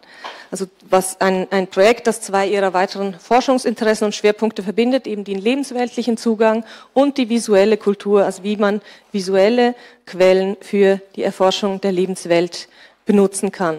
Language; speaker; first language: German; native; German